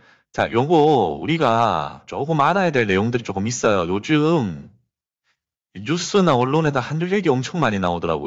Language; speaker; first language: Korean; native; Korean